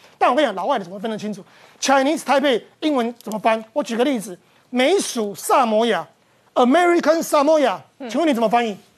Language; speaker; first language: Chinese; native; Chinese